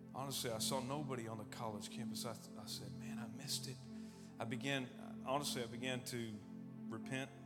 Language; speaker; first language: English; native; English